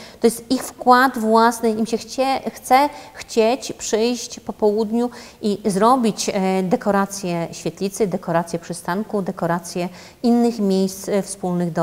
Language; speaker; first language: Polish; native; Polish